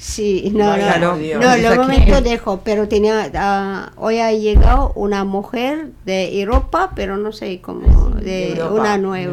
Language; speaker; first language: Spanish; non-native, learner; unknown